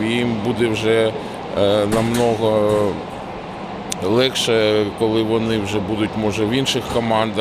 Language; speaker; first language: Ukrainian; non-native, local second language; Russian